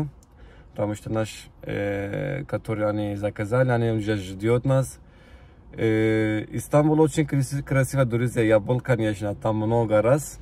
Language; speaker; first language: Russian; non-native, learner; Turkish